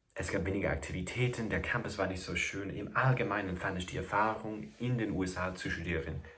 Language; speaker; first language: German; non-native, learner; English